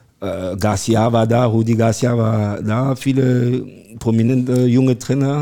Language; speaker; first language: German; non-native, learner; French